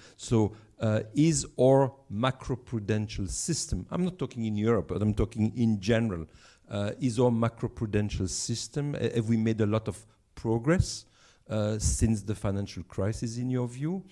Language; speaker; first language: English; non-native, fluent; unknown